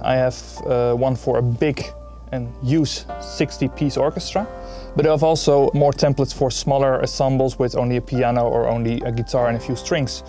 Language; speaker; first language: English; non-native, fluent; Dutch